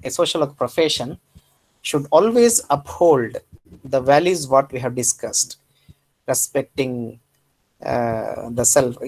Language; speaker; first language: English; non-native, local second language; Kannada